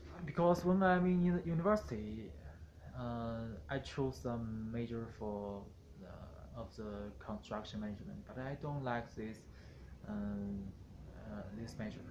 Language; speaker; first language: English; non-native, learner; Chinese